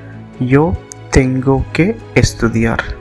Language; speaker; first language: Spanish; non-native, fluent; Telugu